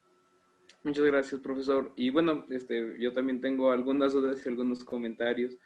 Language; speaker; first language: Spanish; native; Spanish